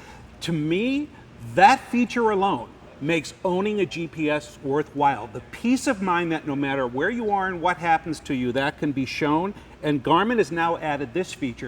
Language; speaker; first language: English; native; English